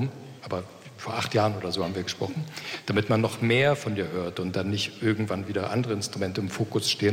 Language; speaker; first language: German; native; German